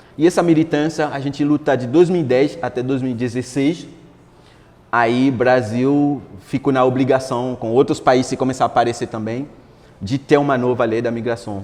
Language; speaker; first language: Portuguese; non-native, fluent; Haitian Creole